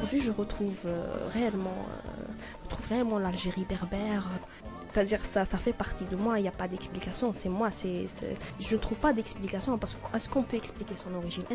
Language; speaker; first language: French; non-native, local second language; Kabyle